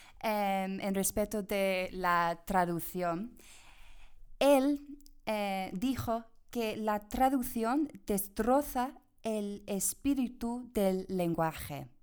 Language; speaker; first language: Spanish; non-native, fluent; English